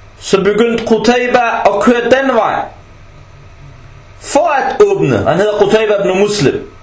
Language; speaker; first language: Danish; early bilingual, other home language; Arabic